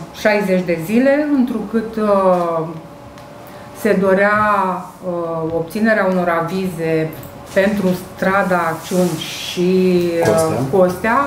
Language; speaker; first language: Romanian; native; Romanian